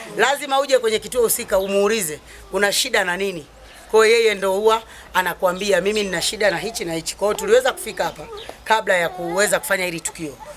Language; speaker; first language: Swahili; native; Swahili